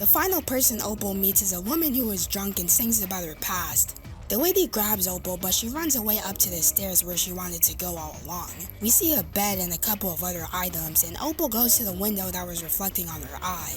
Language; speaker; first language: English; native; English